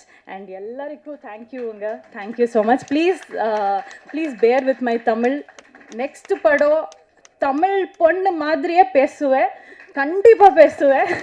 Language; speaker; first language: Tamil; non-native, learner; Kannada